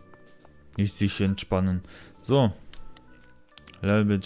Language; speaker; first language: German; non-native, learner; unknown